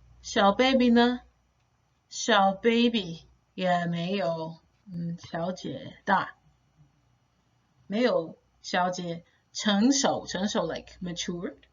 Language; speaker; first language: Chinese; non-native, fluent; English